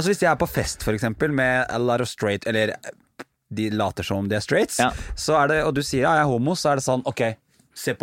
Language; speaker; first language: Norwegian; native; Norwegian